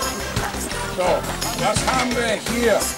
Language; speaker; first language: German; non-native, fluent; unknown